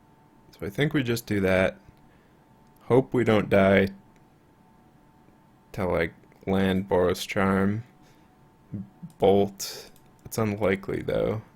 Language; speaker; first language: English; native; English